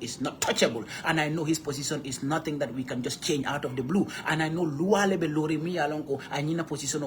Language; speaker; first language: English; non-native, local second language; Wolof